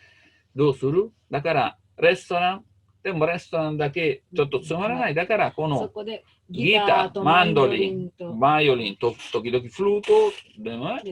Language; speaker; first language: Japanese; non-native, learner; Italian